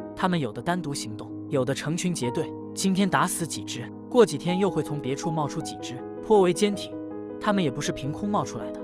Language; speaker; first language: Chinese; native; Chinese